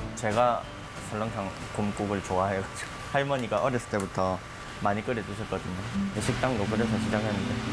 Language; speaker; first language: Korean; native; Korean